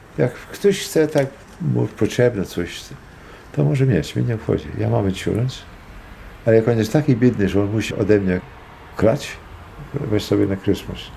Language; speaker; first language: Polish; early bilingual, heritage; Polish